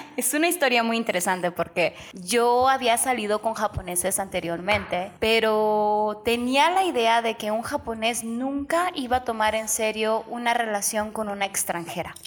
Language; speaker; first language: Spanish; native; Spanish